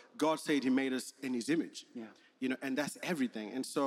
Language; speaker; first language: English; non-native, local second language; Shona